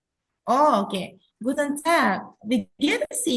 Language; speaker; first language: German; non-native, learner; Indonesian